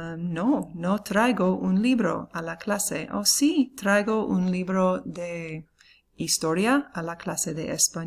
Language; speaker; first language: Spanish; non-native, fluent; English